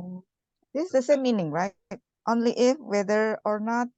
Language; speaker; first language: English; non-native, learner; Indonesian